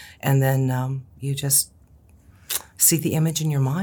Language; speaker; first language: English; native; English